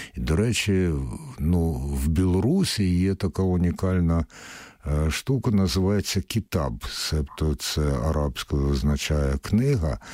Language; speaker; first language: Ukrainian; native; Ukrainian